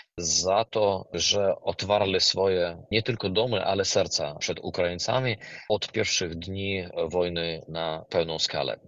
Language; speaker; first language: Polish; non-native, fluent; Ukrainian